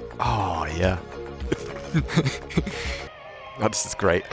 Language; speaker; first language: English; native; English